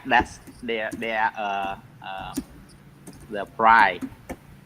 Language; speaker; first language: English; non-native, learner; Vietnamese